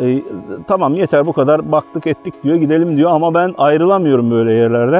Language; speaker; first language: Turkish; native; Turkish